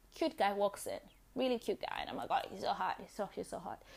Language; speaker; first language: English; non-native, local second language; Shona